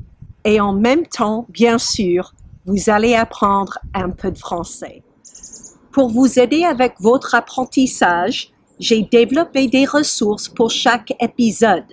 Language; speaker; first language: French; early bilingual, heritage; French